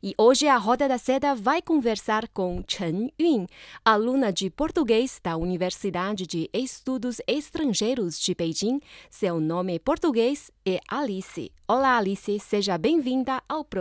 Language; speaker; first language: Portuguese; non-native, fluent; Chinese